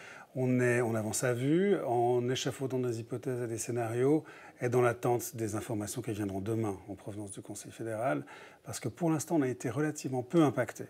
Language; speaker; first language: French; native; French